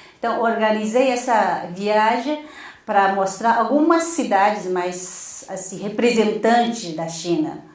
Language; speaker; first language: Portuguese; non-native, fluent; Chinese